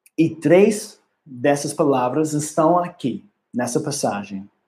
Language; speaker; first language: Portuguese; non-native, learner; English